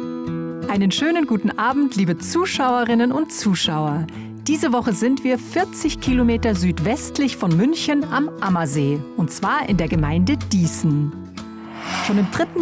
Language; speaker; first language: German; native; German